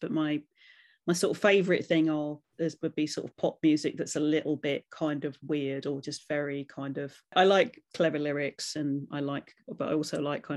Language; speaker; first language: English; native; English